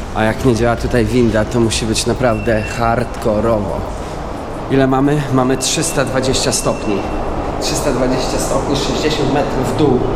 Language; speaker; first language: Polish; native; Polish